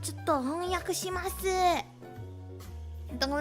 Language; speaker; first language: Japanese; non-native, learner; Indonesian